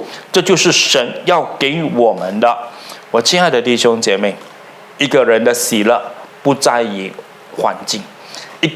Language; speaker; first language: Chinese; native; Chinese